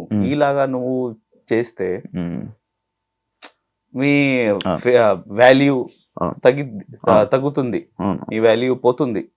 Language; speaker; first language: Telugu; non-native, learner; Hindi